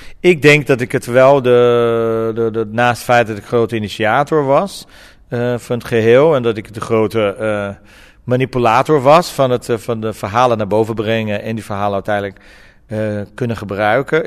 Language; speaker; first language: Dutch; non-native, fluent; Portuguese